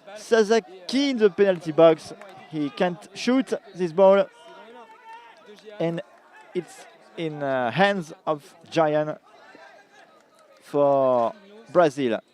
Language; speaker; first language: English; non-native, learner; French